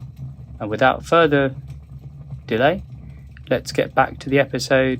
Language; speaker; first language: English; native; English